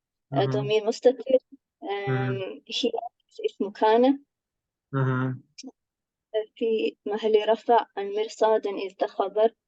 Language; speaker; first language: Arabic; non-native, learner; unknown